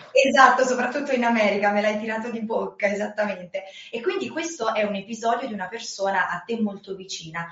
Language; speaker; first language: Italian; native; Italian